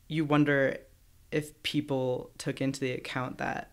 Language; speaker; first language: English; native; English